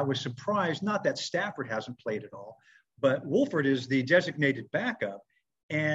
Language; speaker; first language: English; native; English